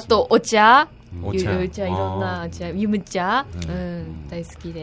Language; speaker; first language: Korean; non-native, learner; Japanese